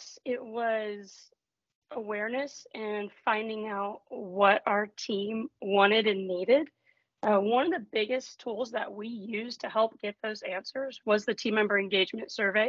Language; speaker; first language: English; native; English